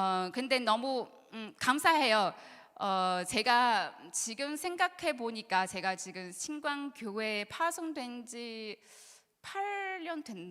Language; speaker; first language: Korean; non-native, learner; Chinese